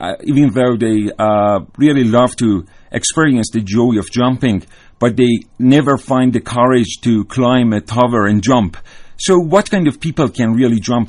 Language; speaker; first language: English; non-native, fluent; Persian